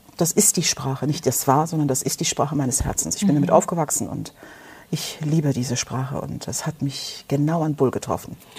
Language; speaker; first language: German; non-native, fluent; Turkish